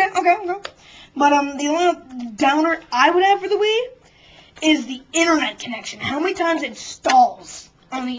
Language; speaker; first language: English; native; English